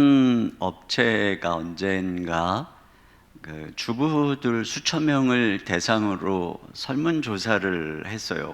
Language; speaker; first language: Korean; native; Korean